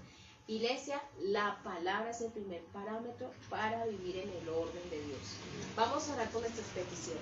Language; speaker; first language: Spanish; native; Spanish